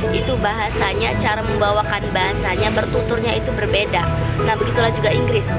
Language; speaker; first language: Indonesian; native; Indonesian